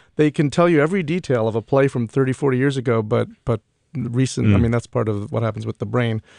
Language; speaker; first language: English; native; English